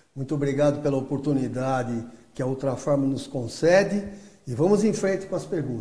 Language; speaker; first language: Portuguese; native; Portuguese